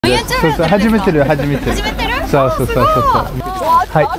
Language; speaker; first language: Japanese; non-native, learner; French